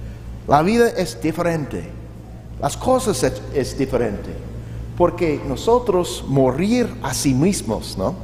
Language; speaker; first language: Spanish; non-native, learner; English